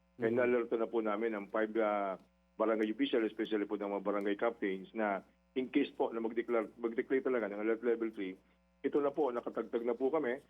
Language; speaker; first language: Filipino; non-native, local second language; Bikol